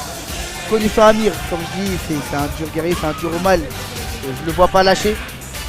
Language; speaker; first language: French; native; French